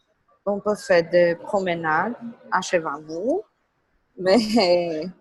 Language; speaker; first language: French; non-native, learner; Portuguese